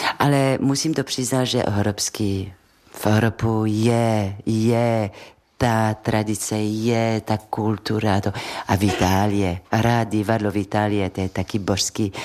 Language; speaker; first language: Czech; non-native, fluent; French